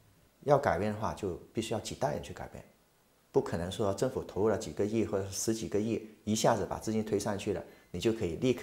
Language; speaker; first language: Chinese; native; Chinese